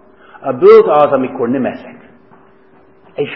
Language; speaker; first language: Hungarian; non-native, fluent; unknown